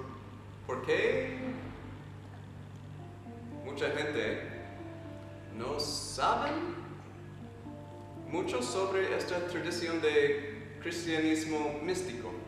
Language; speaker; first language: Spanish; non-native, fluent; English